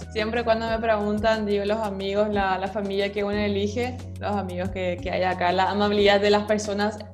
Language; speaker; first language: Spanish; non-native, fluent; German